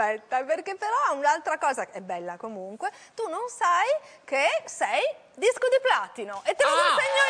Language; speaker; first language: Italian; native; Italian